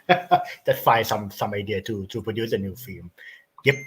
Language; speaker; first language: English; non-native, learner; Thai